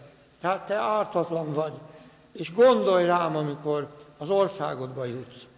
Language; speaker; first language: Hungarian; native; Hungarian